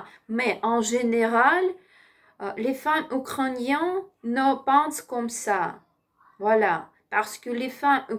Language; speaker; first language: French; non-native, learner; Ukrainian